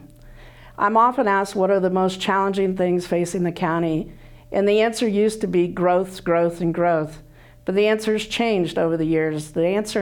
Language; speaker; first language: English; native; English